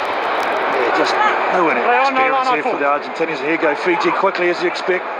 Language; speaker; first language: English; native; English